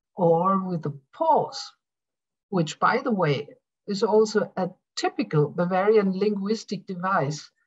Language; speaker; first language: English; non-native, fluent; German